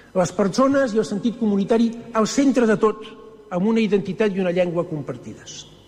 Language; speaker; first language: Catalan; native; Catalan